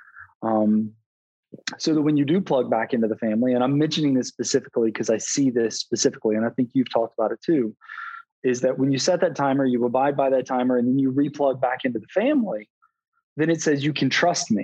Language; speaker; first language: English; native; English